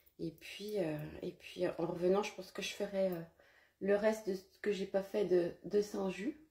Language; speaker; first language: French; early bilingual, other home language; Portuguese